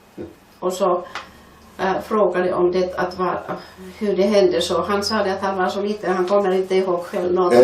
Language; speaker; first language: Swedish; non-native, fluent; Finnish